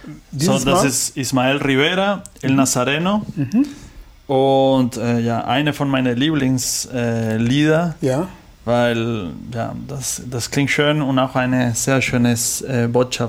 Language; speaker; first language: German; non-native, learner; Spanish